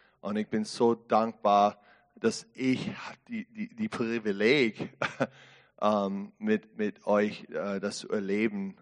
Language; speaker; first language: German; non-native, learner; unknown